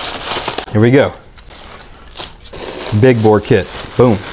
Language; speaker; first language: English; native; English